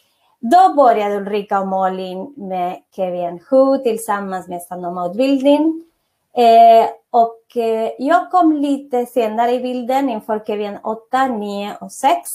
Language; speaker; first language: Swedish; non-native, fluent; Spanish